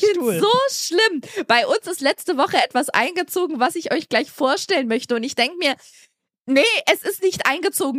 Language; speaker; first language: German; native; German